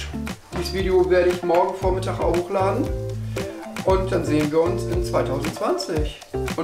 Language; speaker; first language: German; native; German